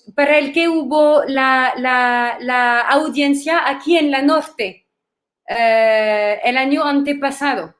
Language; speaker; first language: Spanish; non-native, fluent; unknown